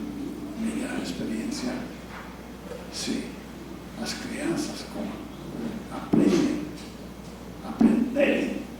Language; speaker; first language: Portuguese; non-native, fluent; English